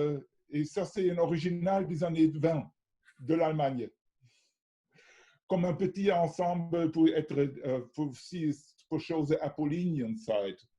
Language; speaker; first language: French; non-native, learner; German